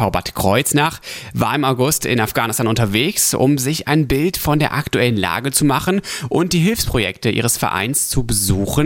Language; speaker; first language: German; native; German